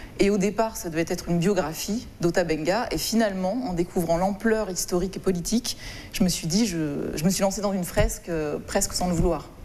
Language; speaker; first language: French; native; French